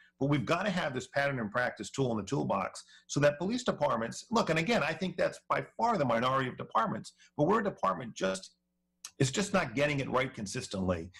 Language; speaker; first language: English; native; English